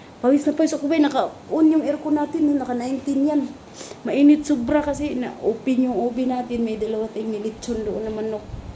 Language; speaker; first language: Filipino; non-native, local second language; Cebuano